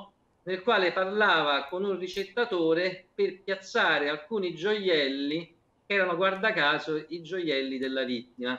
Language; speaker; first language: Italian; native; Italian